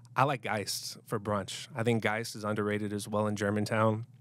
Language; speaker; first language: English; native; English